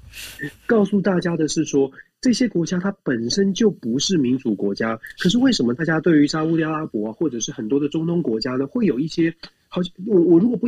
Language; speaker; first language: Chinese; native; Chinese